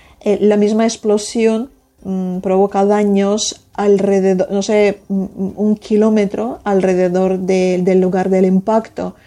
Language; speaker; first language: Spanish; non-native, fluent; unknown